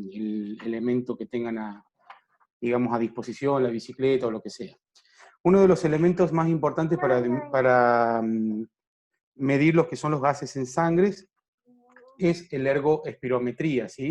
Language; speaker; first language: Spanish; native; Spanish